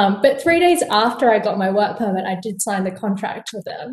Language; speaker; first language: English; native; English